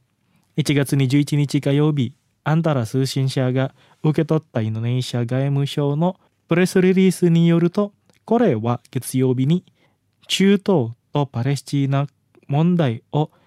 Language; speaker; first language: Japanese; non-native, fluent; Indonesian